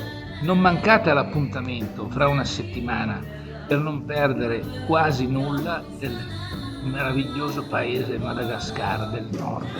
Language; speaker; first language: Italian; native; Italian